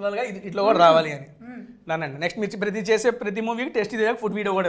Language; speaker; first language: Telugu; native; Telugu